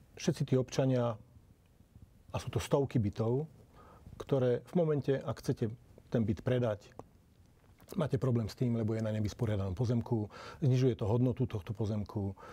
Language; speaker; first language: Slovak; native; Slovak